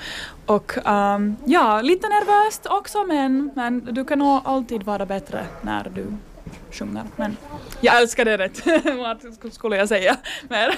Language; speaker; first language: Swedish; non-native, local second language; Finnish